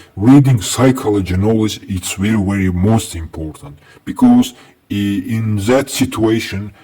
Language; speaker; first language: English; non-native, learner; Azerbaijani